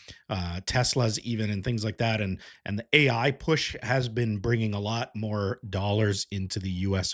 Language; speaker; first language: English; native; English